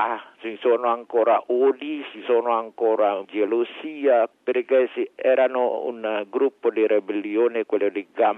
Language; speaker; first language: Italian; non-native, learner; Indonesian